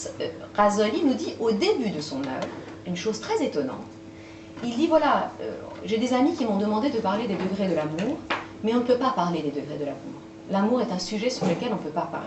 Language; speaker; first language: French; native; French